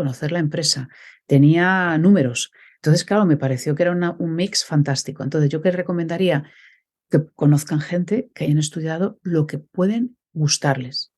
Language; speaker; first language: Spanish; native; Spanish